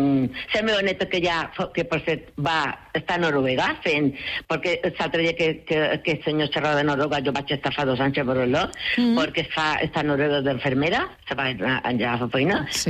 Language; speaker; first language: Catalan; non-native, local second language; Spanish